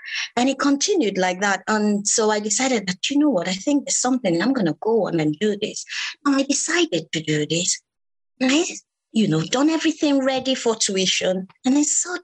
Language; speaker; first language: English; non-native, local second language; Igbo